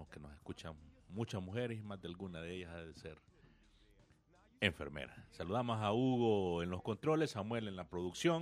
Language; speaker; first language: Spanish; native; Spanish